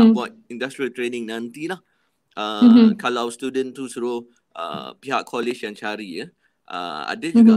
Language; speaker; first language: Malay; native; Malay